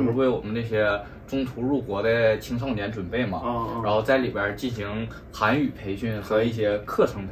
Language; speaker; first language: Chinese; native; Chinese